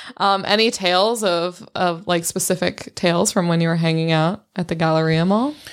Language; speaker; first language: English; native; English